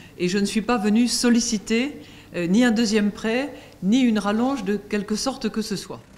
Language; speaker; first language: French; native; French